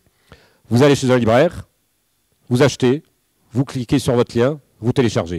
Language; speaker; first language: French; native; French